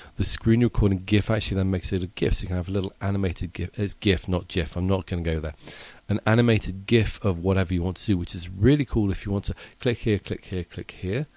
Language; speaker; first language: English; native; English